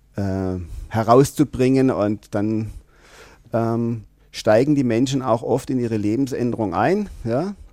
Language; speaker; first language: German; native; German